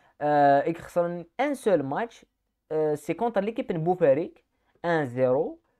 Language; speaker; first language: French; native; French